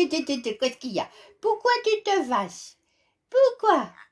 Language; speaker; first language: French; native; French